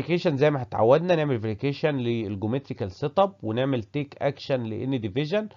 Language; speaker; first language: Arabic; native; Arabic